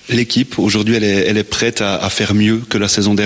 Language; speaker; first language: French; native; French